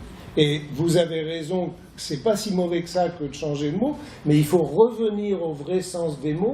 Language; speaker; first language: French; native; French